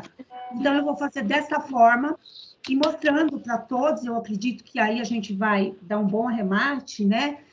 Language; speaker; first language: Portuguese; native; Portuguese